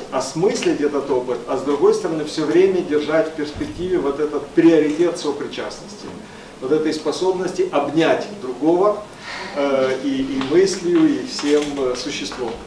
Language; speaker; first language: Russian; native; Russian